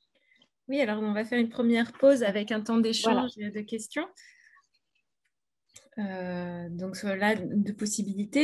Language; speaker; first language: French; native; French